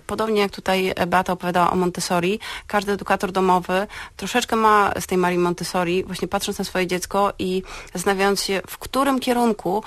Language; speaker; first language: Polish; native; Polish